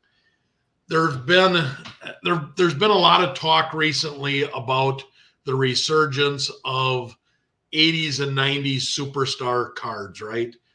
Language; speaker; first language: English; native; English